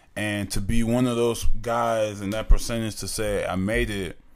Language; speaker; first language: English; native; English